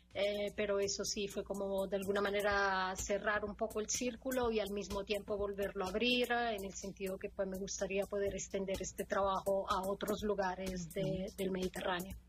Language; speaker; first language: Spanish; non-native, fluent; Italian